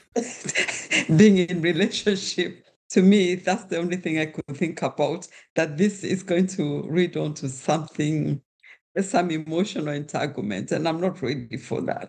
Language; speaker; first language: English; non-native, local second language; Kikuyu